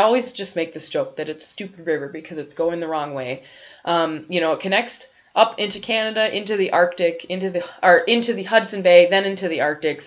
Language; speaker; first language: English; native; English